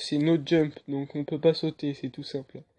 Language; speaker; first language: French; native; French